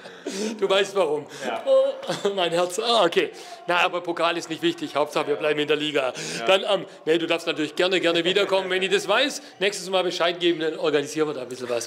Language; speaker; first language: German; native; German